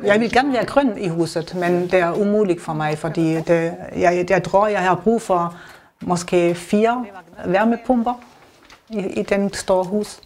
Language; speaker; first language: Danish; non-native, learner; German